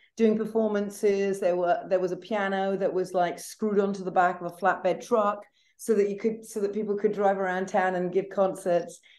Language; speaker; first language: English; native; English